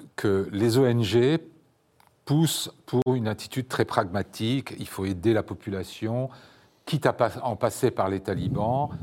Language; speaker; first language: French; native; French